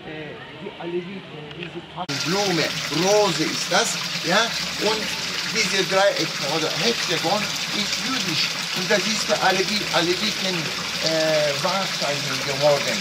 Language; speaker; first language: German; non-native, fluent; Turkish